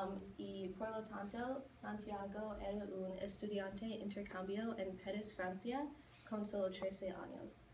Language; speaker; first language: Spanish; non-native, learner; English